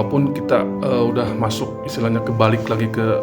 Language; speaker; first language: Indonesian; native; Indonesian